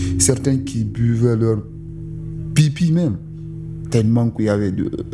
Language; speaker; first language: French; non-native, local second language; Susu